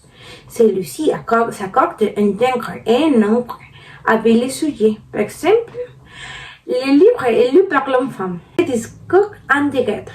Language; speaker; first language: French; non-native, learner; Spanish